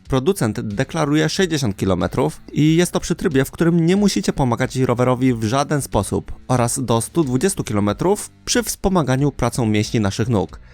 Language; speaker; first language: Polish; native; Polish